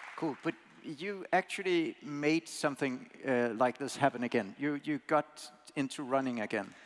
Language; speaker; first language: English; non-native, fluent; Danish